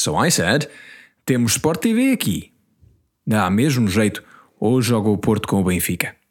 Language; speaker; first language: Portuguese; non-native, learner; English